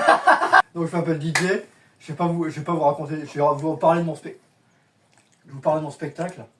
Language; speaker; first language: French; native; French